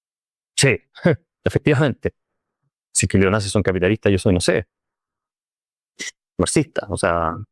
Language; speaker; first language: Spanish; native; Spanish